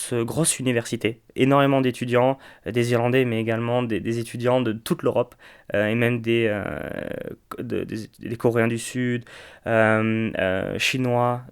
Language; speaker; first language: French; native; French